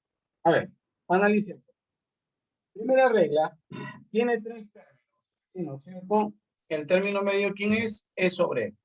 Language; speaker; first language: Spanish; native; Spanish